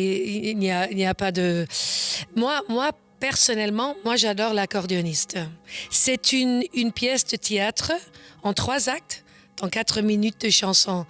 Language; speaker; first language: French; non-native, fluent; English